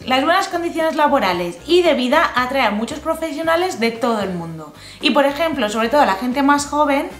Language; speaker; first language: Spanish; native; Spanish